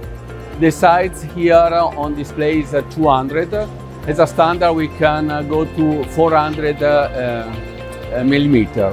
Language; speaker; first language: English; non-native, fluent; Italian